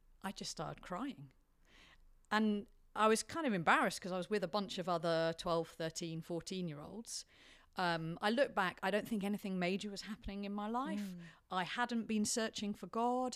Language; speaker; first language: English; native; English